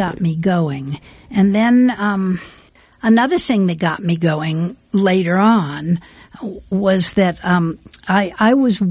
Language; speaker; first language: English; native; English